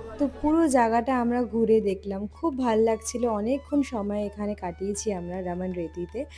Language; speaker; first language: Bangla; native; Bangla